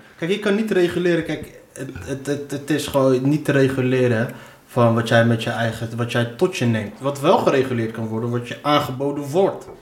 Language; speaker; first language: Dutch; early bilingual, other home language; Arabic